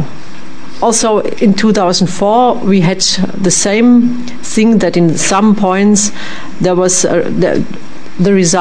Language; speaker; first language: English; non-native, fluent; French